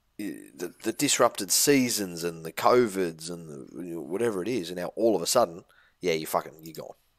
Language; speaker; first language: English; native; English